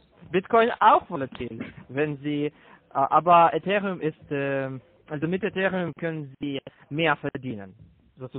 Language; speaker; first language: German; non-native, learner; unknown